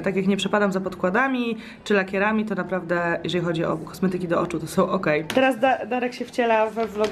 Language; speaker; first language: Polish; native; Polish